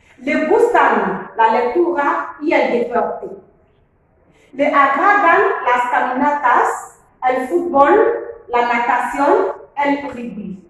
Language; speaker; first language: Spanish; non-native, fluent; French